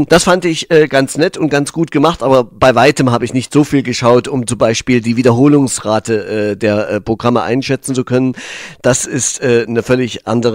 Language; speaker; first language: German; native; German